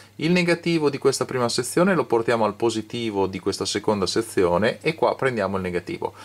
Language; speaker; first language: Italian; native; Italian